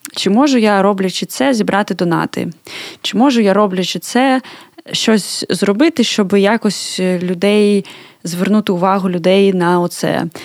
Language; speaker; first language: Ukrainian; native; Ukrainian